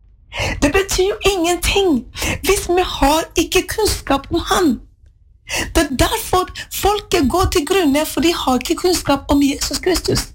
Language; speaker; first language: Norwegian; non-native, fluent; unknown